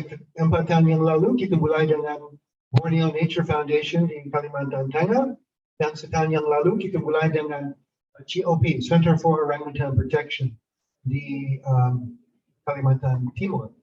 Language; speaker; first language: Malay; non-native, fluent; English